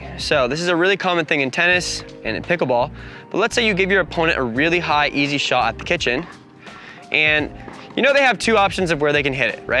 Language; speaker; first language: English; native; English